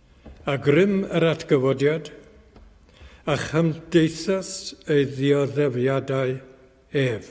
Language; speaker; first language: Welsh; native; Welsh